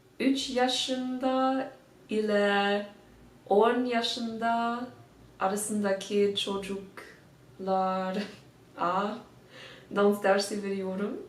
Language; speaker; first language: Turkish; non-native, learner; English